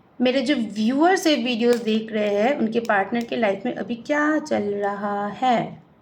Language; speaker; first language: Hindi; non-native, local second language; Bangla